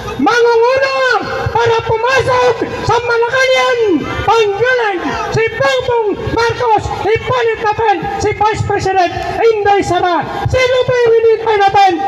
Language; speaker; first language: Filipino; non-native, local second language; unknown